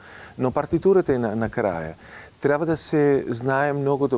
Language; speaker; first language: Bulgarian; non-native, fluent; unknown